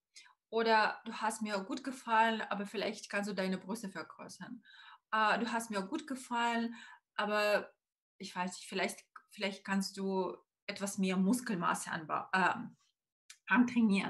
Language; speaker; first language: German; non-native, fluent; Russian